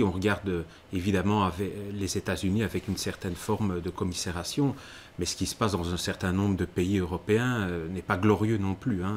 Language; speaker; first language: French; native; French